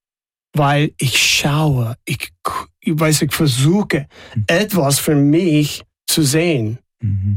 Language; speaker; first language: German; non-native, fluent; English